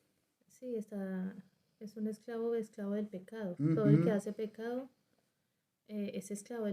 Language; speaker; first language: Spanish; native; Spanish